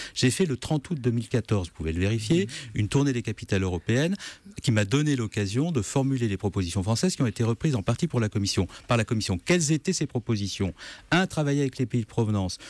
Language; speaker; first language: French; native; French